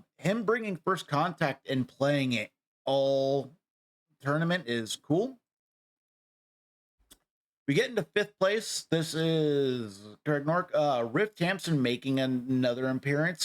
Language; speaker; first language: English; native; English